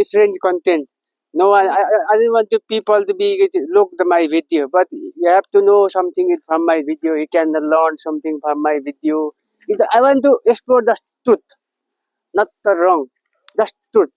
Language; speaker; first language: English; non-native, learner; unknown